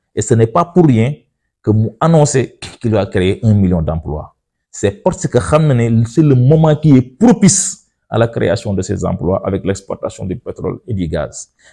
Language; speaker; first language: French; non-native, local second language; Wolof